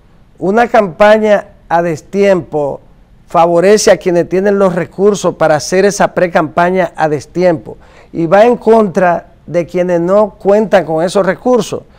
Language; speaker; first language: Spanish; native; Spanish